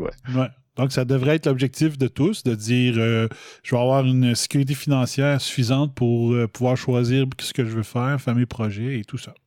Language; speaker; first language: French; native; French